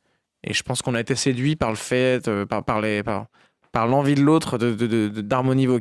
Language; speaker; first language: French; native; French